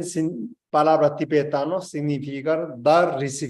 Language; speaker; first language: Spanish; non-native, learner; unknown